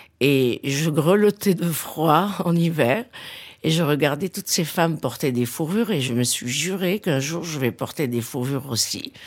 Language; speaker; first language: French; non-native, local second language; Arabic